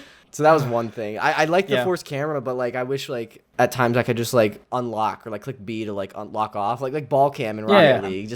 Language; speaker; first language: English; native; English